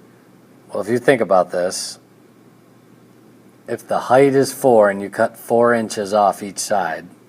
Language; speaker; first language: English; native; English